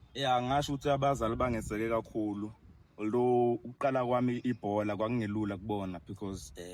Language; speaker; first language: Zulu; native; Zulu